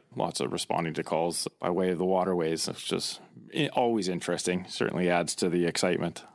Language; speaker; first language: English; native; English